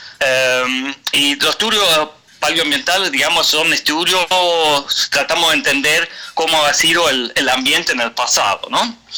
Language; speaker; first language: Spanish; non-native, fluent; Swedish